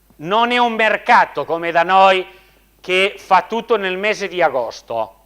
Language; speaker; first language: Italian; non-native, fluent; Spanish